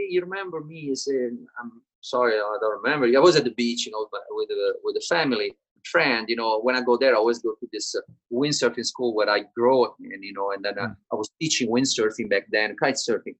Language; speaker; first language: English; non-native, fluent; Italian